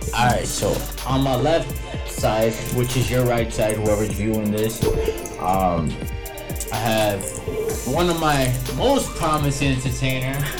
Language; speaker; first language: English; early bilingual, other home language; Spanish